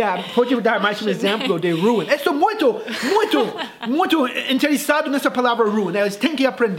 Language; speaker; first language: Portuguese; non-native, fluent; English